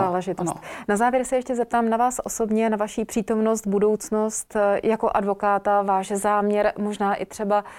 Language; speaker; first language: Czech; native; Czech